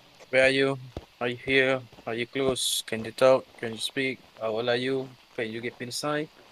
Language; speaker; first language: English; non-native, local second language; Malay